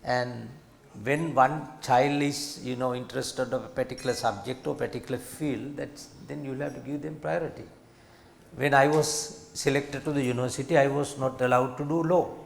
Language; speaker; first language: English; non-native, local second language; Sinhala